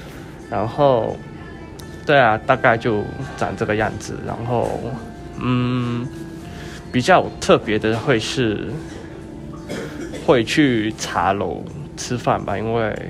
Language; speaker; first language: Chinese; non-native, local second language; Cantonese